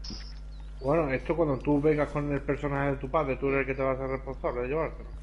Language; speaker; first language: Spanish; native; Spanish